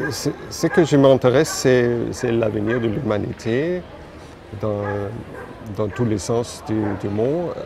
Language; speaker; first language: French; non-native, fluent; German